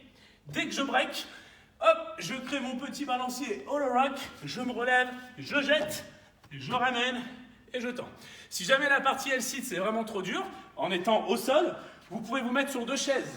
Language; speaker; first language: French; native; French